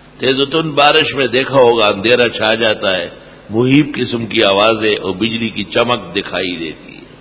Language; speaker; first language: Urdu; non-native, local second language; Pashto